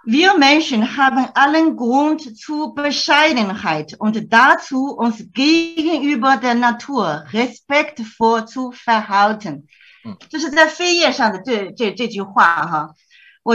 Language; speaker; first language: German; non-native, fluent; Chinese